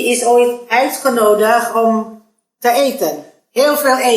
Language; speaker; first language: Dutch; non-native, learner; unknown